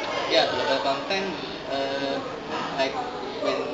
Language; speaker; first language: English; non-native, learner; Indonesian